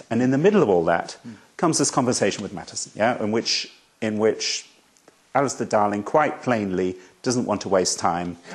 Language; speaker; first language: English; native; English